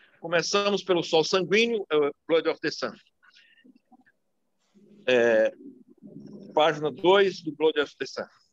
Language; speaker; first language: Portuguese; native; Portuguese